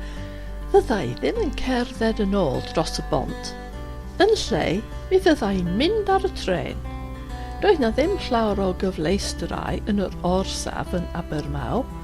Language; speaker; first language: Welsh; non-native, fluent; English